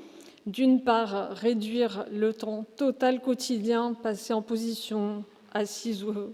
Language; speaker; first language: French; native; French